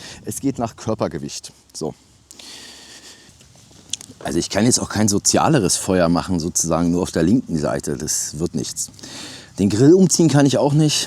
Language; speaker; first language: German; native; German